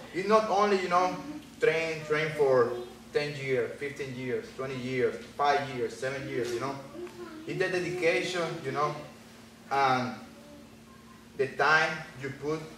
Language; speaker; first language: English; non-native, learner; Spanish